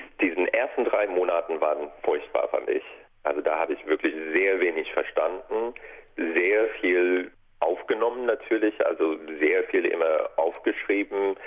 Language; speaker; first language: German; non-native, fluent; English